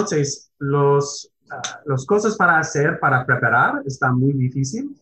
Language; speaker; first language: Spanish; non-native, learner; English